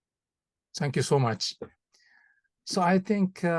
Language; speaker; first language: English; non-native, learner; Japanese